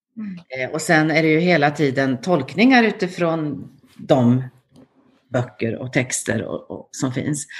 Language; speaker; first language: Swedish; native; Swedish